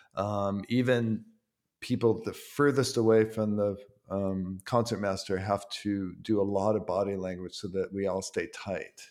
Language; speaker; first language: English; native; English